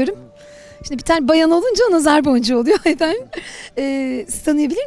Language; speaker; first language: Turkish; native; Turkish